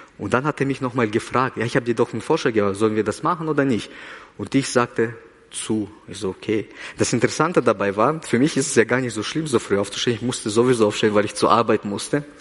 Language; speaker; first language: German; early bilingual, other home language; Russian